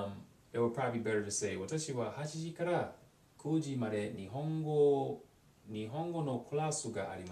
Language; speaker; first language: Japanese; non-native, learner; English